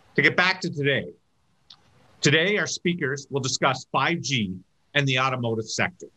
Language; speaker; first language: English; native; English